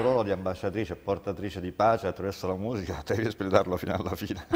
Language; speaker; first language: Italian; native; Italian